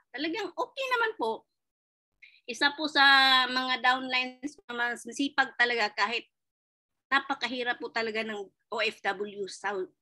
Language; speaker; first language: Filipino; non-native, local second language; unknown